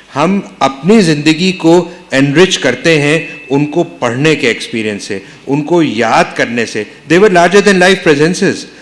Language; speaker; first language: Urdu; native; Urdu